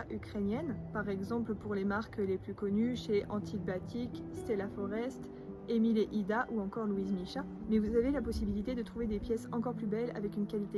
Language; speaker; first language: French; native; French